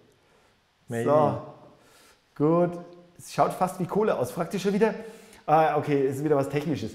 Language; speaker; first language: German; native; German